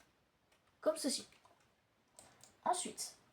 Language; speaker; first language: French; native; French